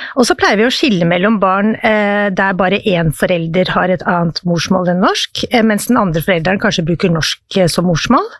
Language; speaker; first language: Norwegian; native; Norwegian